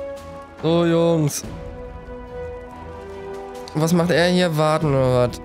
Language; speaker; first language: German; native; German